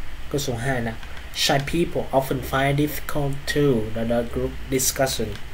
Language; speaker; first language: English; non-native, fluent; Vietnamese